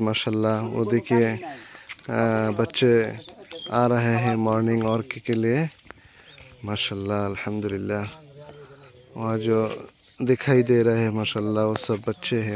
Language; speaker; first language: Hindi; non-native, local second language; Bangla